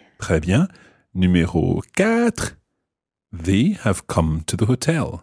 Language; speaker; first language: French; non-native, fluent; English